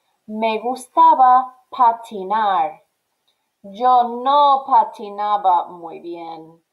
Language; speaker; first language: Spanish; non-native, fluent; English